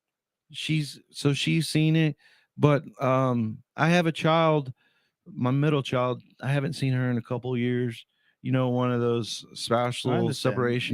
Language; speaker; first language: English; native; English